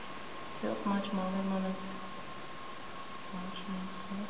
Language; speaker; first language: German; non-native, learner; English